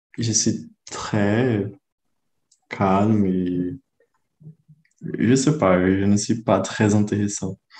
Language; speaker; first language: French; non-native, learner; Portuguese